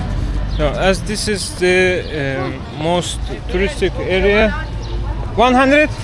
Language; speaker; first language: English; non-native, fluent; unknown